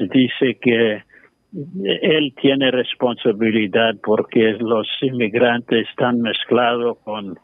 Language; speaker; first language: Spanish; non-native, fluent; English